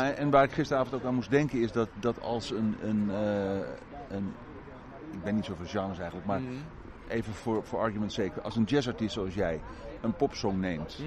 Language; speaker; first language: Dutch; native; Dutch